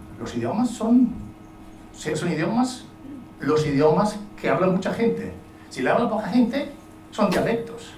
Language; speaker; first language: Spanish; non-native, fluent; Italian